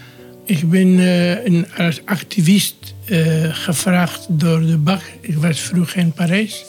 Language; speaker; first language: Dutch; non-native, learner; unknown